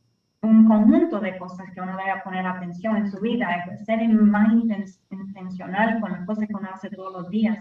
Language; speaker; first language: Spanish; early bilingual, heritage; Spanish